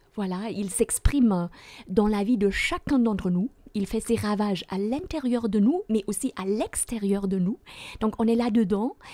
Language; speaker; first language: French; non-native, fluent; German